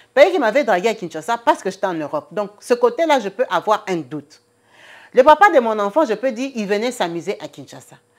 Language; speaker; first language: French; non-native, local second language; Lingala